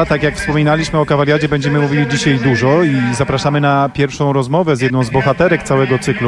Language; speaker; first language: Polish; native; Polish